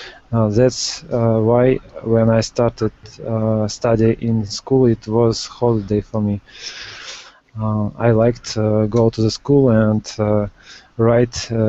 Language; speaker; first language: English; non-native, learner; Russian